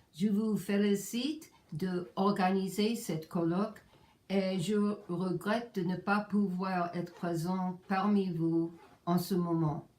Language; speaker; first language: French; non-native, fluent; English